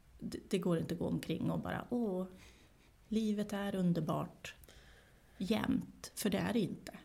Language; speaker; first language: Swedish; early bilingual, other home language; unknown